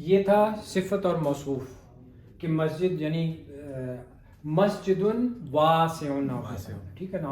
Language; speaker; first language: Urdu; native; Urdu